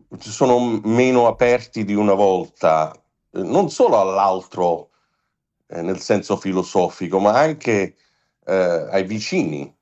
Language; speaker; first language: Italian; non-native, fluent; English